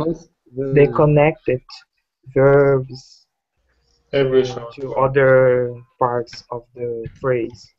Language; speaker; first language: English; non-native, learner; Portuguese